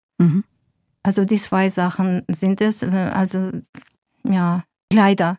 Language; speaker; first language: German; non-native, fluent; Zaza